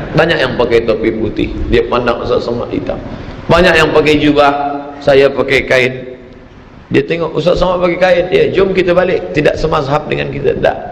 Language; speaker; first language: Malay; native; Malay